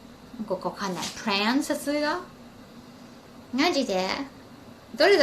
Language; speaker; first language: Japanese; native; Japanese